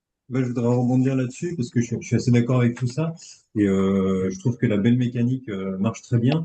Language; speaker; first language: French; native; French